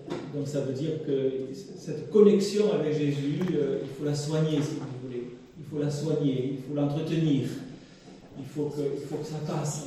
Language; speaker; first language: French; native; French